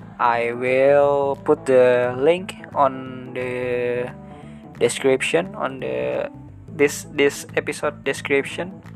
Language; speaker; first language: English; non-native, learner; Indonesian